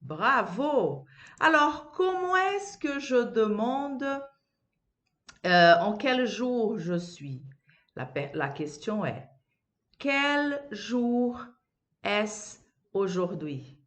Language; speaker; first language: French; non-native, fluent; Portuguese